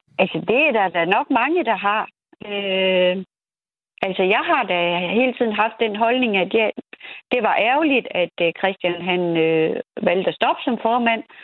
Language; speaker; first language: Danish; native; Danish